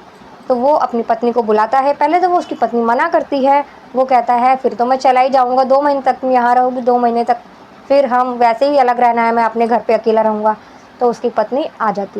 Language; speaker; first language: Hindi; native; Hindi